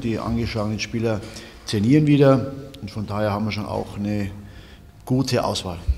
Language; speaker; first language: German; native; German